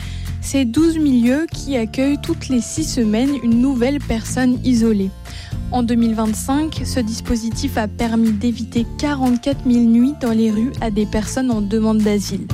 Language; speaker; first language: French; native; French